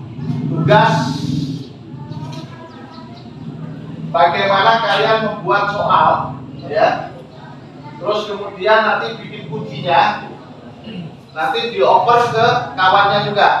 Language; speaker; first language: Indonesian; native; Indonesian